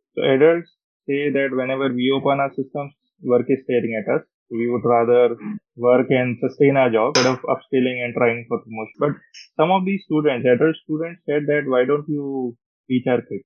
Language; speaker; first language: English; non-native, local second language; Hindi